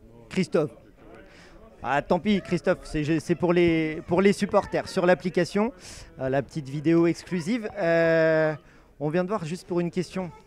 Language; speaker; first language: French; native; French